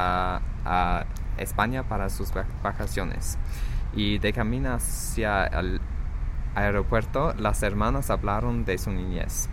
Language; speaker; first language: Spanish; non-native, fluent; English